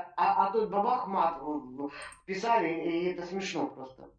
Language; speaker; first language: Ukrainian; non-native, local second language; Russian